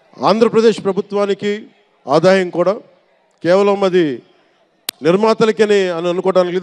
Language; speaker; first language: Telugu; native; Telugu